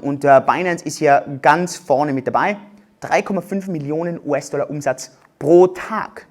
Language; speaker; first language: German; native; German